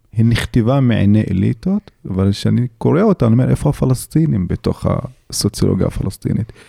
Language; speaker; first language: Hebrew; non-native, local second language; Arabic